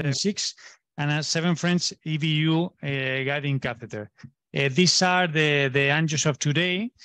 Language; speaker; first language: English; non-native, fluent; Spanish